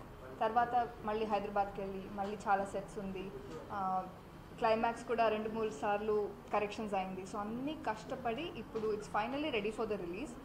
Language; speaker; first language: Telugu; non-native, learner; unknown